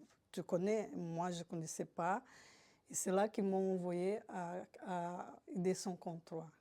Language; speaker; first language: French; non-native, fluent; Portuguese